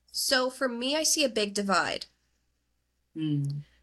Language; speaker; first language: English; native; English